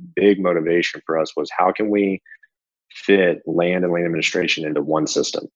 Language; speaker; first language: English; native; English